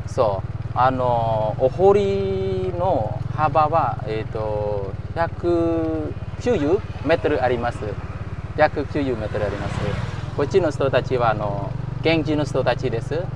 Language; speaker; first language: Japanese; non-native, fluent; Khmer